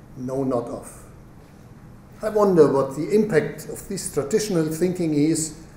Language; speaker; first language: English; non-native, fluent; German